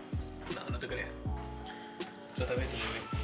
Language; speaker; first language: Spanish; native; Spanish